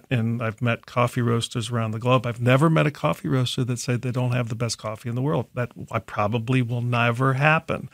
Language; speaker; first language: English; native; English